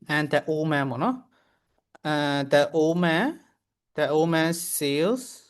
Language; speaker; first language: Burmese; native; Burmese